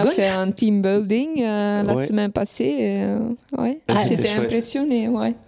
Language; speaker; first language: French; non-native, local second language; Dutch